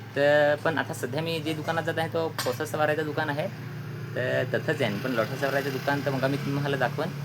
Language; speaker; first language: Marathi; non-native, local second language; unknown